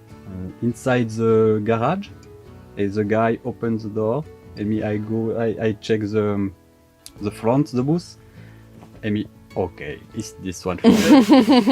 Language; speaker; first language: English; non-native, learner; French